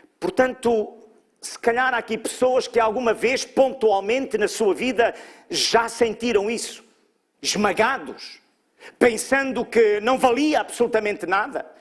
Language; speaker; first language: Portuguese; native; Portuguese